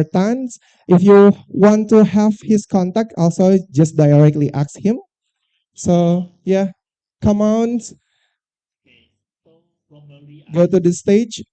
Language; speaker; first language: English; non-native, learner; Indonesian